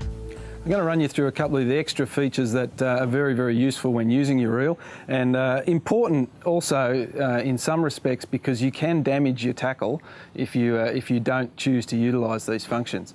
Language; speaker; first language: English; native; English